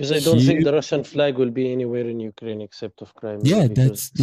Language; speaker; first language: English; non-native, fluent; Arabic